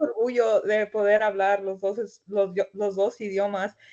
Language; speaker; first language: Spanish; early bilingual, heritage; Spanish